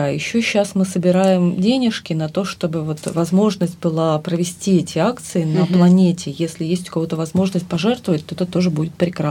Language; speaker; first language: Russian; native; Russian